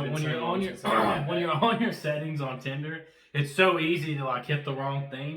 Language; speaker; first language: English; native; English